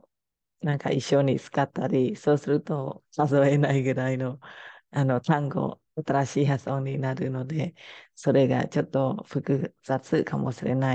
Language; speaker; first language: Japanese; non-native, fluent; Khmer